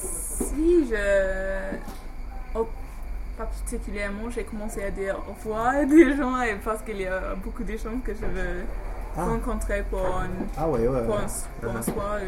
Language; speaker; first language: French; non-native, fluent; English